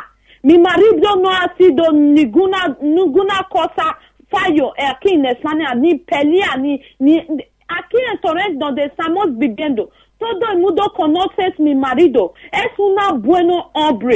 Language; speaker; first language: Spanish; non-native, learner; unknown